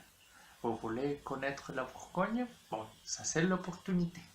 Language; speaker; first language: French; non-native, learner; Spanish